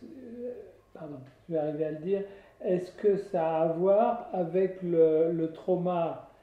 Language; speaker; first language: French; native; French